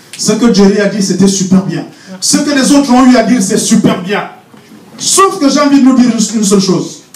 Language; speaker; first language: French; non-native, local second language; Fang